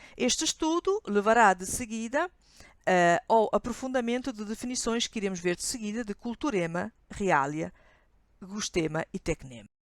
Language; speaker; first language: Portuguese; native; Portuguese